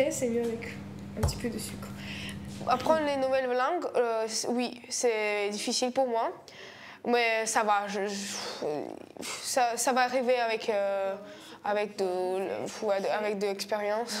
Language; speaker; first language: French; non-native, learner; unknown